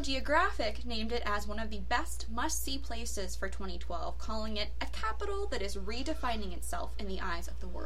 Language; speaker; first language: English; native; English